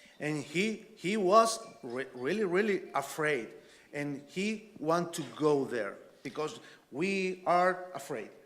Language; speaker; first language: English; non-native, learner; Spanish